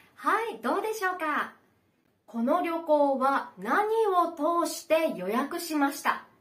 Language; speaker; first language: Japanese; native; Japanese